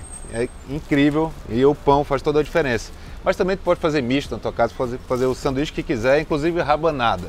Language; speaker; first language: Portuguese; native; Portuguese